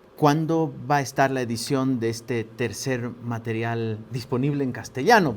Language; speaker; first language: Spanish; native; Spanish